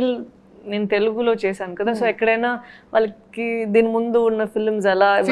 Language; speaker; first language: Telugu; non-native, fluent; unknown